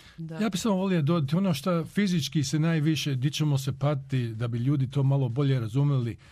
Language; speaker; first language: Croatian; early bilingual, heritage; Croatian